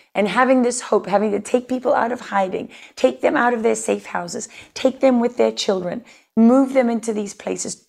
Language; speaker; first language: English; native; English